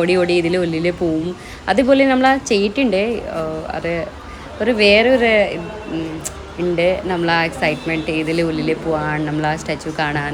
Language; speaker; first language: Malayalam; non-native, learner; Hindi